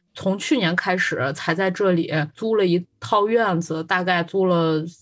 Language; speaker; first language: Chinese; native; Chinese